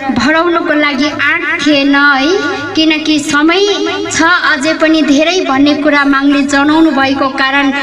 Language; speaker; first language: Nepali; non-native, local second language; Limbu